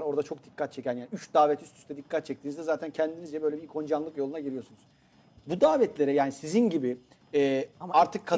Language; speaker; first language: Turkish; native; Turkish